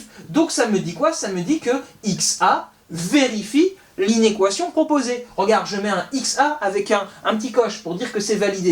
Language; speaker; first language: French; native; French